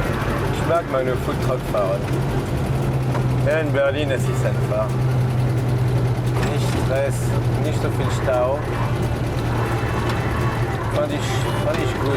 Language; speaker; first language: German; non-native, learner; French